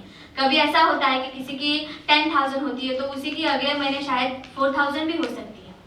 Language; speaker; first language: Hindi; native; Hindi